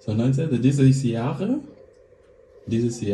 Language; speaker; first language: German; non-native, learner; Lingala